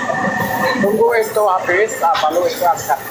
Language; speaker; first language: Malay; non-native, local second language; Hakka Chinese